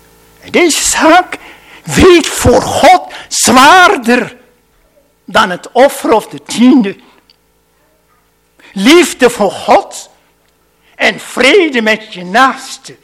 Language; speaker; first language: Dutch; non-native, fluent; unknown